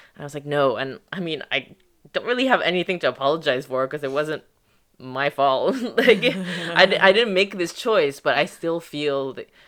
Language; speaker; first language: English; early bilingual, other home language; French